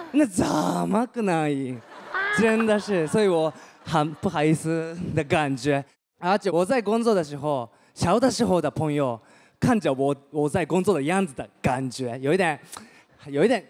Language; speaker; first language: Chinese; non-native, fluent; Japanese